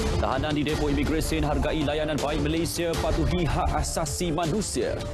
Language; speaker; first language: Malay; native; Malay